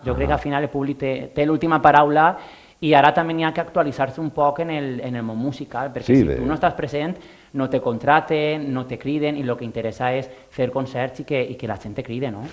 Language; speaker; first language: Catalan; non-native, local second language; Spanish